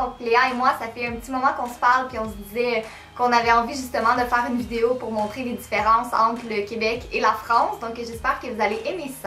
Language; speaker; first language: French; native; French